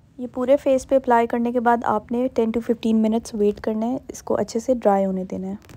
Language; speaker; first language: Hindi; native; Hindi